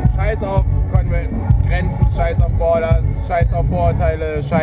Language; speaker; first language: German; native; German